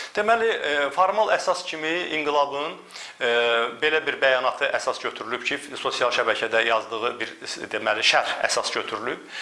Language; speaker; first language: Azerbaijani; native; Azerbaijani